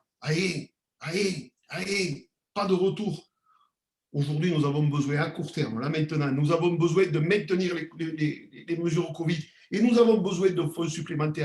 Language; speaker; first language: French; native; French